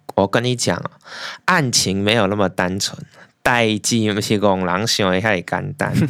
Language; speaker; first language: Chinese; native; Chinese